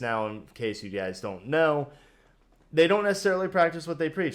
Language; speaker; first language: English; native; English